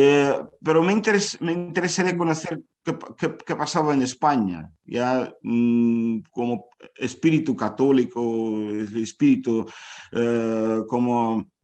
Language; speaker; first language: Spanish; non-native, fluent; Ukrainian